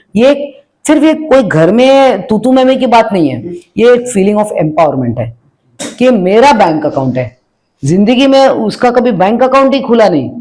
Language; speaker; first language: Hindi; non-native, local second language; Marathi